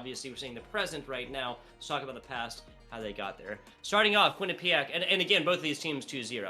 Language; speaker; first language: English; native; English